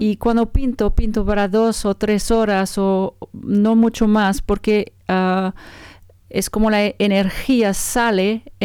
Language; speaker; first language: Spanish; non-native, learner; French